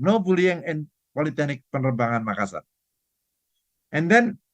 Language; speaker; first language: English; non-native, fluent; Indonesian